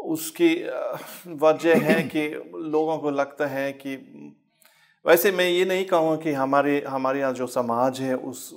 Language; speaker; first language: Urdu; non-native, fluent; German